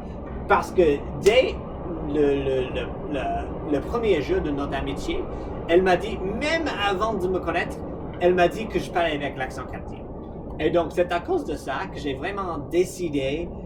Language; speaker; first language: French; non-native, fluent; English